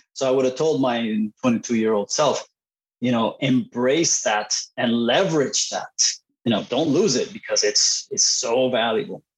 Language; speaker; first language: English; non-native, fluent; Spanish